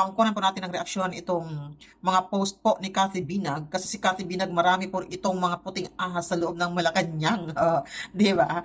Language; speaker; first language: Filipino; non-native, local second language; Cebuano